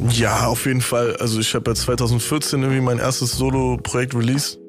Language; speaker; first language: German; early bilingual, other home language; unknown